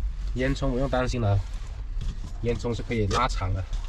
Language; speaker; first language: Chinese; native; Chinese